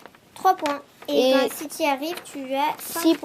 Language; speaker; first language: French; native; French